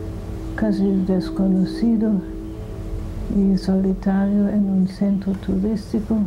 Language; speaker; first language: Spanish; non-native, fluent; German